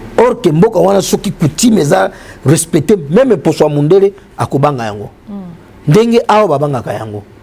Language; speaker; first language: Lingala; non-native, local second language; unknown